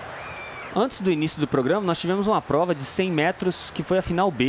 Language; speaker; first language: Portuguese; native; Portuguese